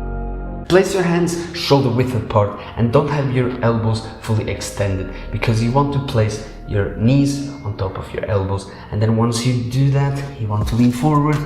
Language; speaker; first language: English; non-native, fluent; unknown